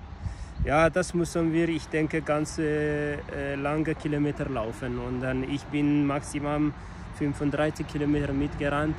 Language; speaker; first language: German; non-native, learner; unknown